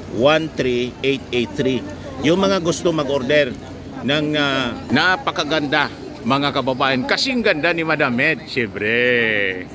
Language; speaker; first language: Filipino; non-native, local second language; Bikol